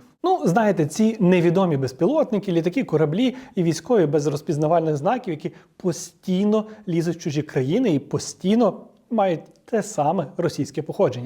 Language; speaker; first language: Ukrainian; native; Ukrainian